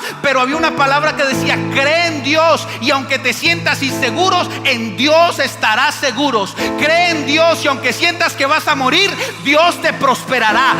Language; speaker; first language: Spanish; native; Spanish